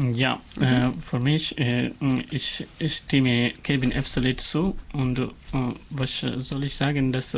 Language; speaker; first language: German; non-native, learner; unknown